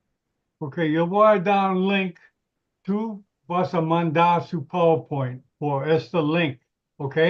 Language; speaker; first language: Spanish; non-native, learner; English